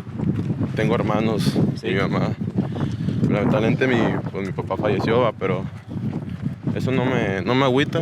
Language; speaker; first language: Spanish; native; Spanish